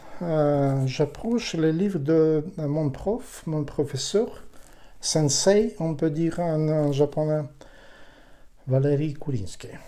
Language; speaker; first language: French; non-native, learner; Ukrainian